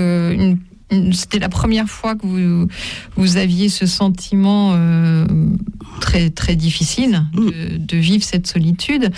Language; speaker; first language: French; native; French